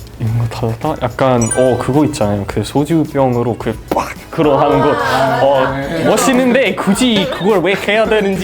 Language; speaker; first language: Korean; non-native, fluent; English